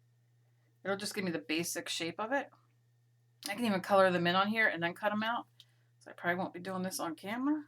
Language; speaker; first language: English; native; English